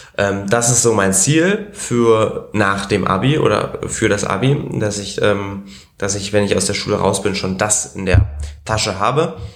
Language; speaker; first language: German; native; German